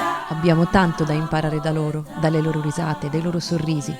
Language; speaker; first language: Italian; native; Italian